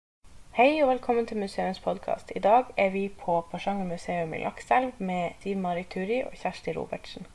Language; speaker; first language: Norwegian; native; Norwegian